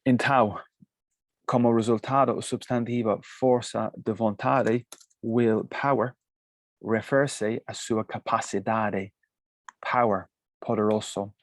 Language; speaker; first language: Portuguese; non-native, fluent; Spanish